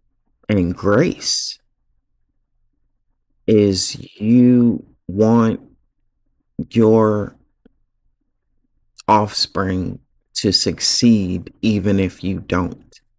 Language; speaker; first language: English; native; English